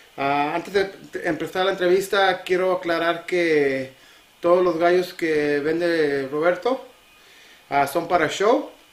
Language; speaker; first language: Spanish; native; Spanish